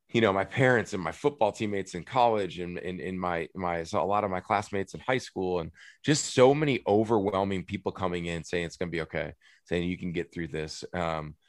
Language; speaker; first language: English; native; English